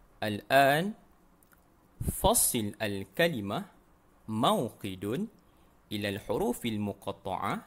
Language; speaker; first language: Arabic; non-native, fluent; Malay